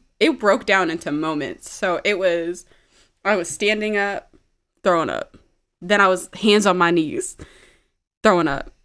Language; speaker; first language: English; early bilingual, other home language; Amharic